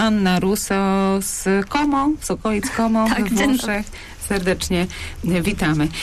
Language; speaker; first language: Polish; native; Polish